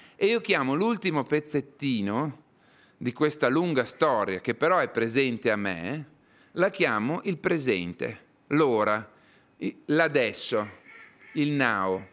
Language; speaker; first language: Italian; native; Italian